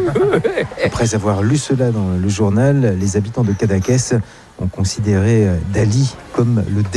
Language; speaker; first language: French; native; French